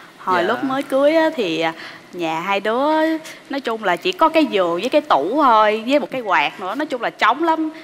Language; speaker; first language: Vietnamese; native; Vietnamese